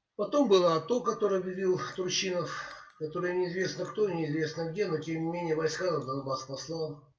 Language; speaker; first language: Russian; native; Russian